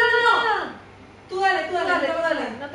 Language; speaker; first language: Spanish; native; Spanish